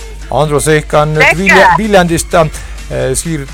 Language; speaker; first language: Finnish; non-native, learner; Estonian